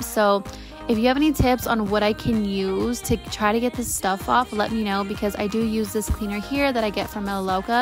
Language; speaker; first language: English; native; English